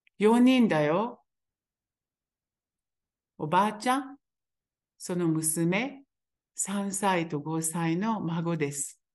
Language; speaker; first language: Japanese; non-native, fluent; Hebrew